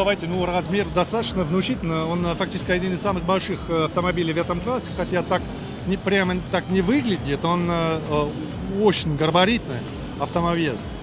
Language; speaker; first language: Russian; native; Russian